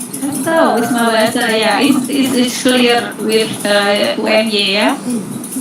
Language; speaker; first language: English; non-native, learner; Indonesian